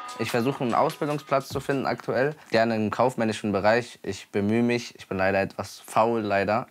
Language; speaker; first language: German; native; German